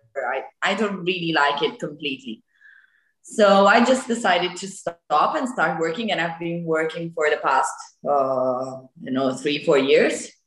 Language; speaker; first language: English; non-native, fluent; Italian